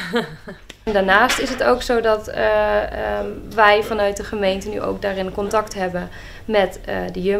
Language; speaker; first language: Dutch; native; Dutch